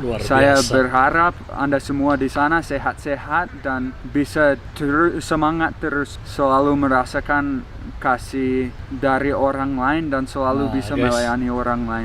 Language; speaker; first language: Indonesian; non-native, fluent; English